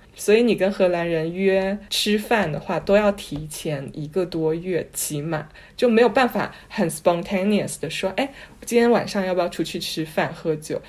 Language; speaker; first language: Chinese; non-native, local second language; Cantonese